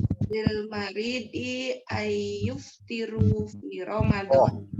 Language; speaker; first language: Arabic; non-native, learner; Indonesian